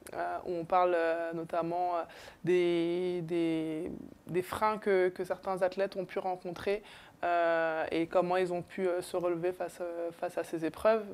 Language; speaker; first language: French; native; French